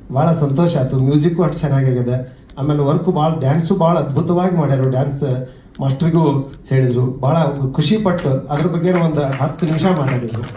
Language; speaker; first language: Kannada; native; Kannada